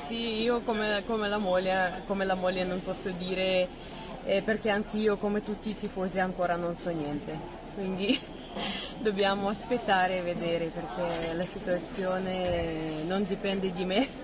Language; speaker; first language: Italian; non-native, fluent; Ukrainian